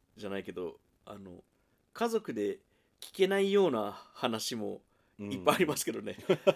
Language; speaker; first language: Japanese; native; Japanese